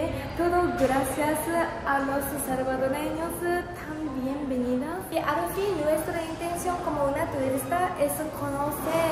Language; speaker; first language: Spanish; non-native, learner; Japanese